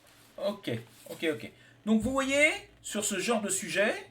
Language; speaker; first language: French; native; French